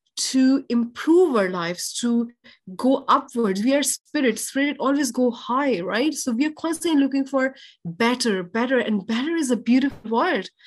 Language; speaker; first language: English; non-native, local second language; Urdu